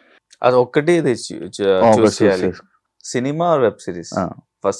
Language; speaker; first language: Telugu; non-native, learner; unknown